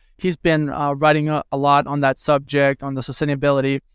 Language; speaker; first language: English; early bilingual, other home language; Spanish